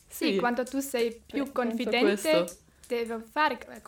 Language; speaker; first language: Italian; non-native, learner; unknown